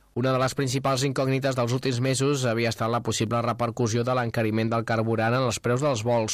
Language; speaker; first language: Catalan; native; Catalan